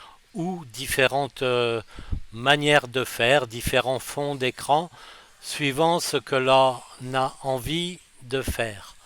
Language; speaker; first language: French; native; French